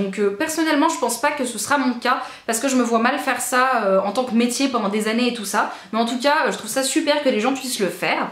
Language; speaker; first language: French; native; French